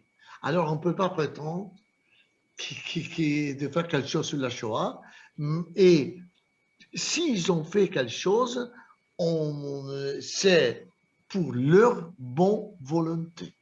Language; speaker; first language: French; non-native, fluent; Italian